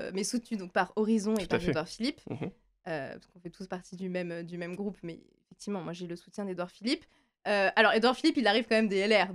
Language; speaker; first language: French; native; French